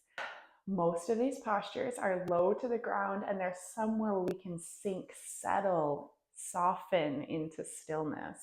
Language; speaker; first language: English; native; English